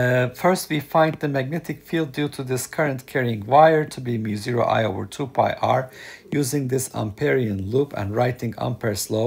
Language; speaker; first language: English; non-native, fluent; Turkish